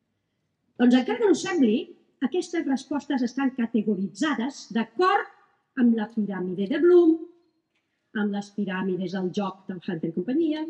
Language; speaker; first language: Catalan; native; Catalan